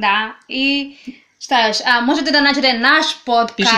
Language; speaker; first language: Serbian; non-native, learner; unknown